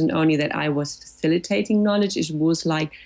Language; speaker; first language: English; non-native, fluent; German